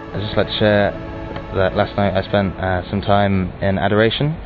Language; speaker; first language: English; native; English